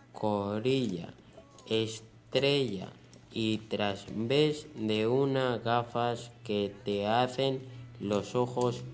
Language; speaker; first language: Spanish; native; Spanish